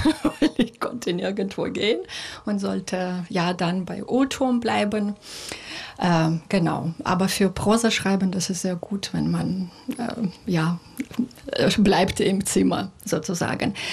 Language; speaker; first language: German; non-native, fluent; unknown